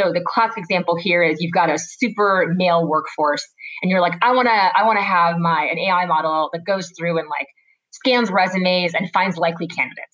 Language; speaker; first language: English; native; English